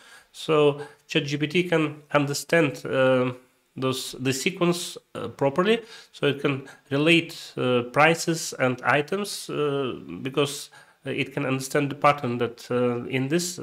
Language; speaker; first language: English; non-native, fluent; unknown